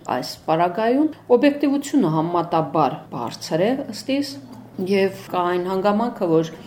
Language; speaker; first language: Armenian; native; Armenian